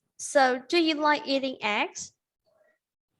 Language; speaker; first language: English; non-native, fluent; Vietnamese